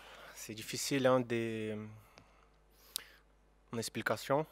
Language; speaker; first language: French; non-native, fluent; Portuguese